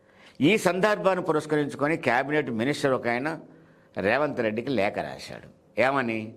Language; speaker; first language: Telugu; native; Telugu